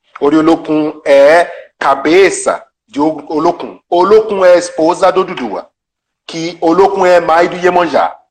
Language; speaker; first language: Portuguese; non-native, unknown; Yoruba